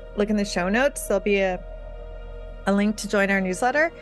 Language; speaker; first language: English; native; English